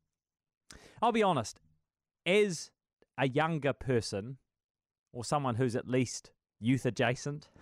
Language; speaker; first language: English; native; English